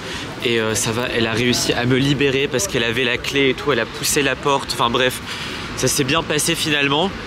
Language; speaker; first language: French; native; French